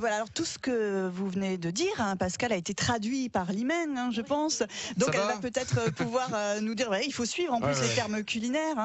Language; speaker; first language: French; native; French